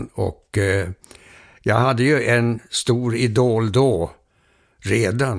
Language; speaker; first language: Swedish; early bilingual, heritage; Swedish